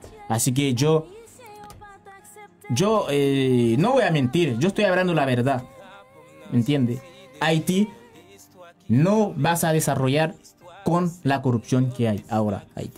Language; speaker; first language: Spanish; non-native, learner; Haitian Creole